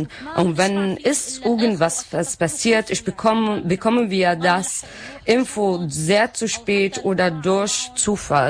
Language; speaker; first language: German; non-native, learner; Arabic